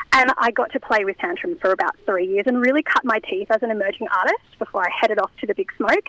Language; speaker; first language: English; native; English